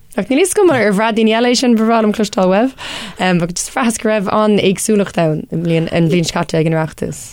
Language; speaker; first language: Irish; non-native, local second language; English